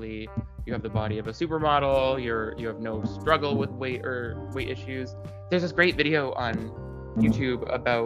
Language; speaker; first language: English; native; English